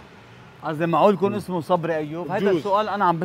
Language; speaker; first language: Arabic; native; Arabic